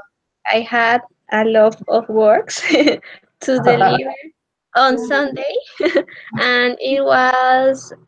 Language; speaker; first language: English; non-native, learner; Spanish